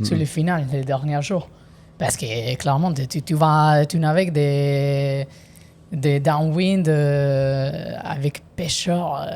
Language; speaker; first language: French; non-native, learner; Italian